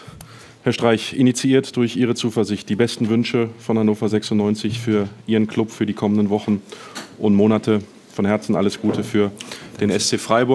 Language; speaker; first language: German; native; German